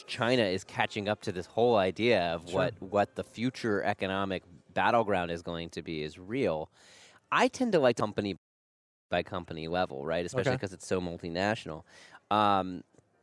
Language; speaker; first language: English; native; English